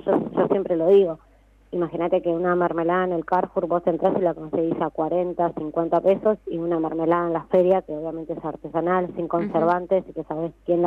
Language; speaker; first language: Spanish; native; Spanish